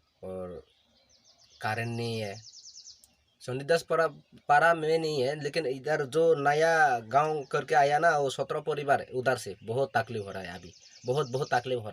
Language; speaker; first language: Hindi; non-native, local second language; Kok Borok